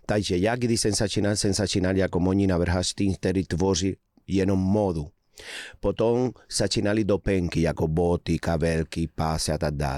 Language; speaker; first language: Czech; non-native, fluent; Spanish